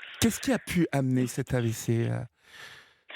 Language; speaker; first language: French; native; French